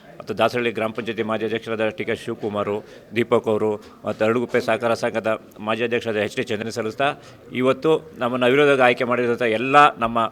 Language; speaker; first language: Kannada; native; Kannada